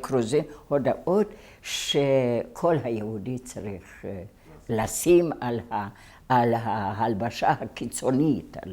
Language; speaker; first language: Hebrew; non-native, fluent; Hungarian